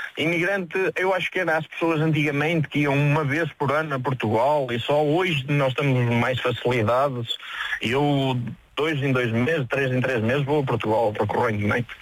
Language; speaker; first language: Portuguese; native; Portuguese